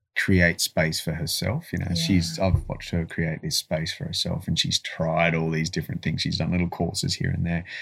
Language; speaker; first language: English; native; English